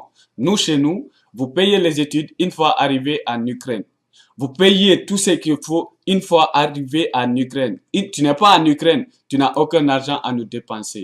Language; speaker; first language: French; non-native, local second language; Arabic